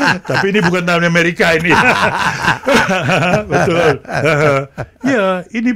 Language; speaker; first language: Indonesian; non-native, fluent; French